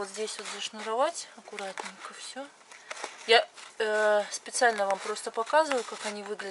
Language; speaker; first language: Russian; native; Russian